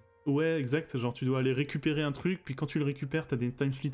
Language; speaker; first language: French; native; French